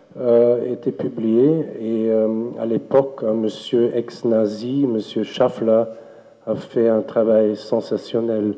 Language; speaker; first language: French; non-native, fluent; German